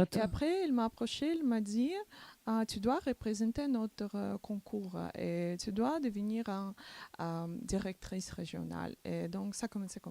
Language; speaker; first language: French; non-native, learner; Macedonian